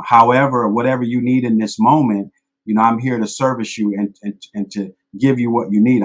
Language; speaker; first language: English; native; English